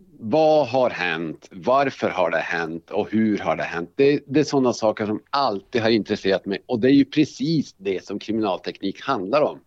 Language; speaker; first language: Swedish; native; Swedish